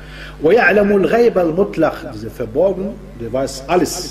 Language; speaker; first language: German; non-native, fluent; Arabic